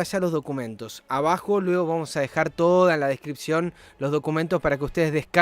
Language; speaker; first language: Spanish; native; Spanish